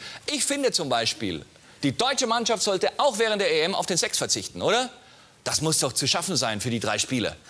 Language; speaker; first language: German; native; German